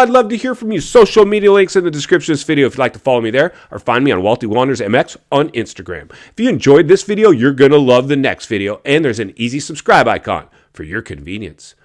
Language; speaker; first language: English; native; English